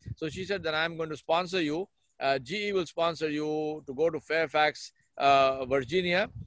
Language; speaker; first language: English; non-native, local second language; Urdu